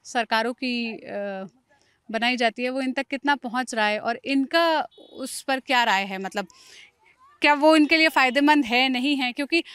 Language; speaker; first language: Hindi; native; Hindi